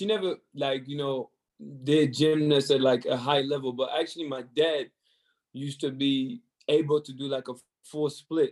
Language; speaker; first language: English; non-native, fluent; French